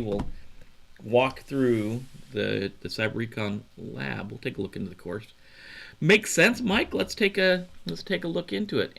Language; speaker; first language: English; native; English